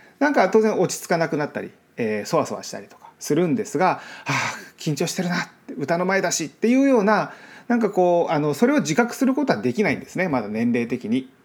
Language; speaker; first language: Japanese; native; Japanese